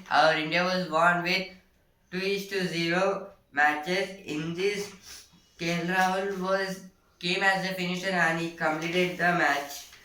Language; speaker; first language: English; non-native, local second language; Telugu